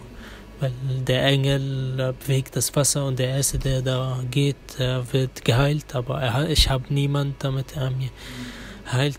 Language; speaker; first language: German; non-native, fluent; Arabic